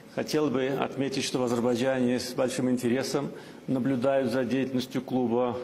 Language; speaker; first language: Russian; non-native, local second language; Azerbaijani